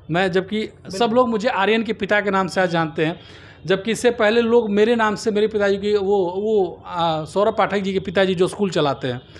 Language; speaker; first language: Hindi; native; Hindi